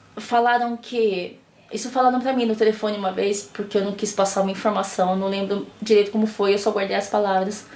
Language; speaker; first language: Portuguese; native; Portuguese